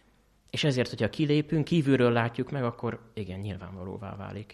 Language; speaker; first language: Hungarian; native; Hungarian